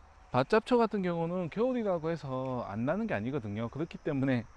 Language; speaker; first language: Korean; native; Korean